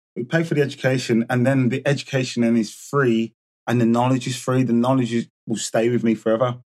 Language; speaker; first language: English; native; English